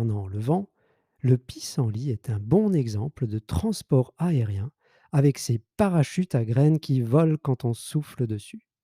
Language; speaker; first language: French; native; French